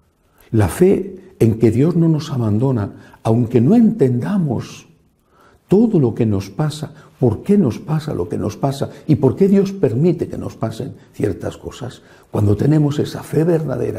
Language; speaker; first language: Spanish; native; Spanish